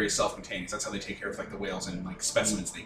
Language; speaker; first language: English; native; English